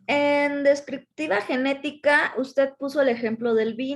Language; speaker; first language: Spanish; native; Spanish